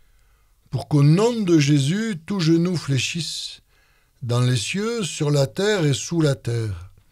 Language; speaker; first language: French; native; French